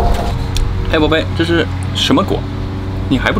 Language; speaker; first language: Chinese; non-native, fluent; German